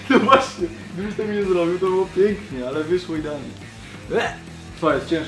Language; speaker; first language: Polish; native; Polish